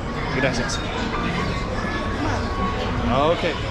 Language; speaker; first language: Spanish; non-native, learner; Danish